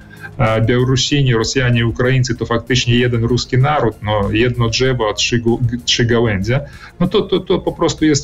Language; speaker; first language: Polish; early bilingual, heritage; Polish